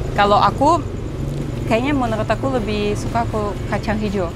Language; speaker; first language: Indonesian; non-native, fluent; Russian